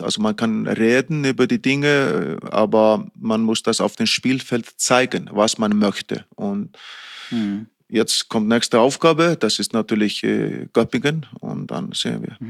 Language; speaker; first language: German; non-native, fluent; Icelandic